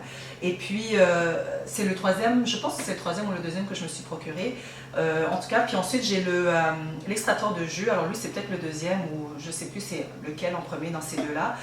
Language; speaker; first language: French; native; French